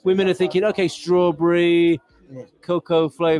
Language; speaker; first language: English; native; English